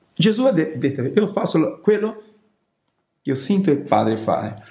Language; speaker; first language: Italian; non-native, learner; Portuguese